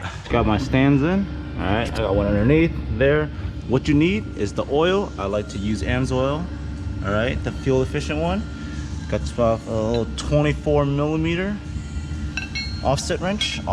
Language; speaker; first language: English; native; English